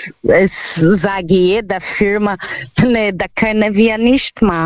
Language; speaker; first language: German; non-native, learner; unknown